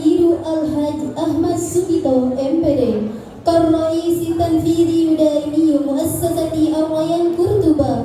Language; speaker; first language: Arabic; non-native, learner; Indonesian